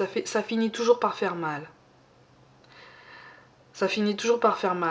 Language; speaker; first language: French; native; French